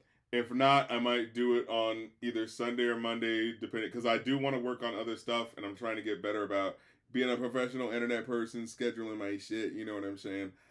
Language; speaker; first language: English; native; English